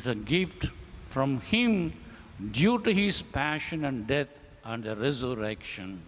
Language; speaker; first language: English; non-native, local second language; Tamil